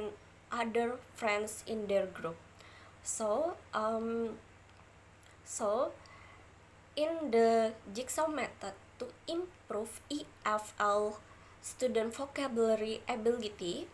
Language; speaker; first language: English; non-native, learner; Indonesian